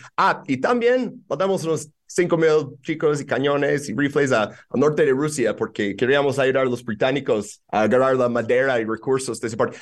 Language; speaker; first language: Spanish; non-native, fluent; English